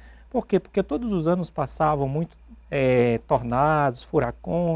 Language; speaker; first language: Portuguese; native; Portuguese